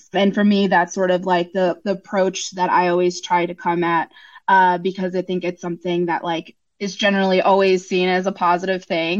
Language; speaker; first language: English; native; English